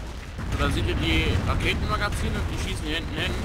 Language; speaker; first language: German; native; German